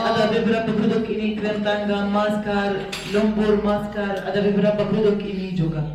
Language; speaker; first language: Indonesian; non-native, fluent; Arabic